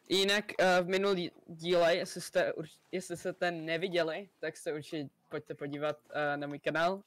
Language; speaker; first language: Czech; native; Czech